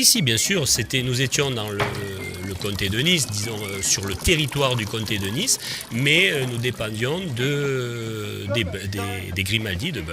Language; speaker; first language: French; native; French